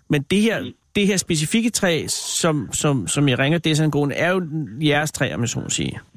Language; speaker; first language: Danish; native; Danish